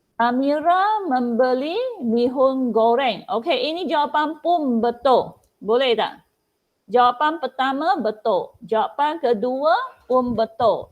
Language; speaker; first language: Malay; non-native, local second language; Chinese